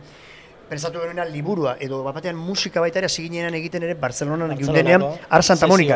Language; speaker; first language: Basque; native; Basque